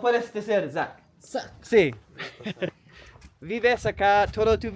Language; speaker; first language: Spanish; non-native, learner; English